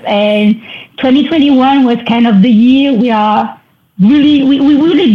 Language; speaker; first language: English; non-native, fluent; French